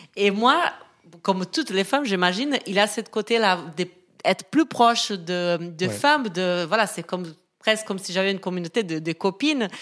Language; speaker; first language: French; non-native, fluent; Portuguese